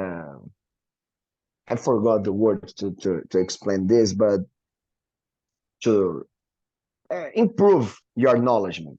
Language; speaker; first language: English; non-native, learner; Portuguese